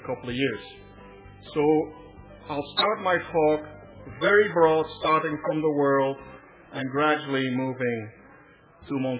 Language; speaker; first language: English; non-native, fluent; Dutch